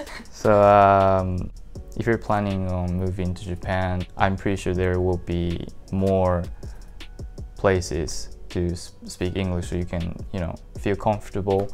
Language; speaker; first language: English; non-native, fluent; Japanese